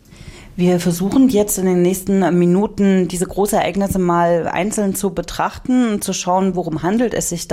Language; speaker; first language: German; native; German